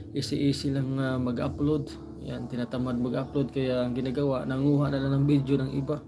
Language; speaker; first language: Filipino; non-native, local second language; Cebuano